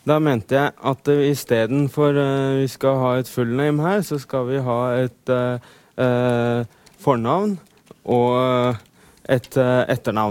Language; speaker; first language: Norwegian; native; Norwegian